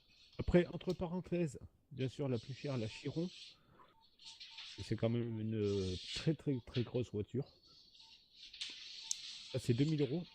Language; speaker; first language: French; native; French